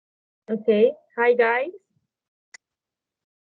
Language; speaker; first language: English; non-native, learner; Spanish